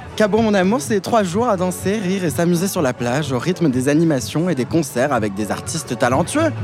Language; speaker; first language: French; native; French